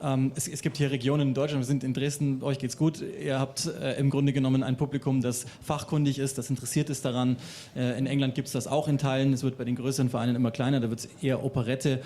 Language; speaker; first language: German; native; German